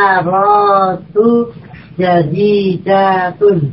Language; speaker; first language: Arabic; non-native, learner; Indonesian